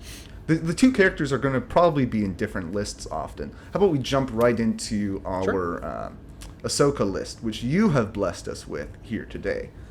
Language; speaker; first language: English; native; English